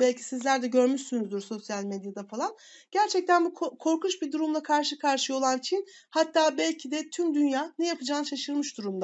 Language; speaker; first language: Turkish; native; Turkish